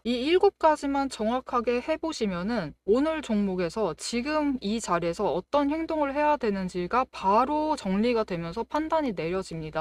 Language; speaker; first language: Korean; native; Korean